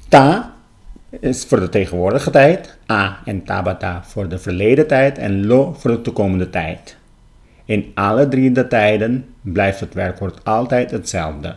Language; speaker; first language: Dutch; non-native, local second language; Papiamento